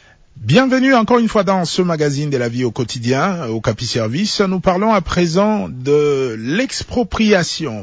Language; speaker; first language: French; non-native, local second language; Lingala